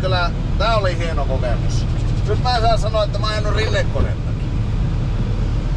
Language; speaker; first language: Finnish; native; Finnish